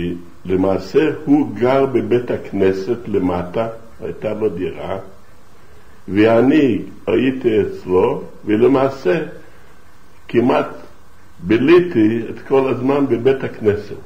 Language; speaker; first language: Hebrew; non-native, fluent; Yiddish